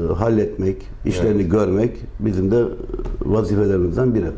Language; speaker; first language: Turkish; native; Turkish